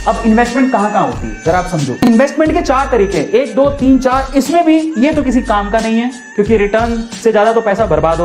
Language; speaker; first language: Hindi; native; Hindi